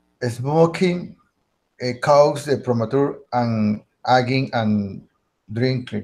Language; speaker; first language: English; non-native, learner; Spanish